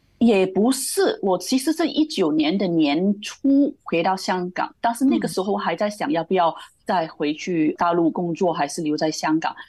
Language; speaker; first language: Chinese; non-native, local second language; Cantonese